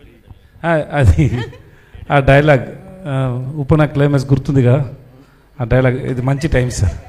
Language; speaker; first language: Telugu; non-native, learner; Tamil